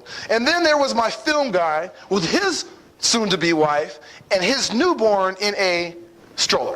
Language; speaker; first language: English; native; English